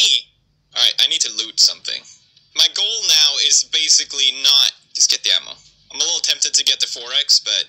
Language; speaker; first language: English; native; English